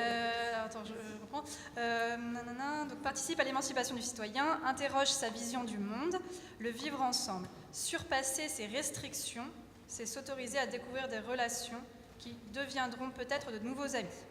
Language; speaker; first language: French; native; French